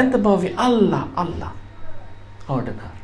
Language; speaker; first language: Swedish; non-native, fluent; Arabic